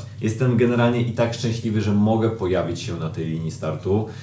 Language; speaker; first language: Polish; native; Polish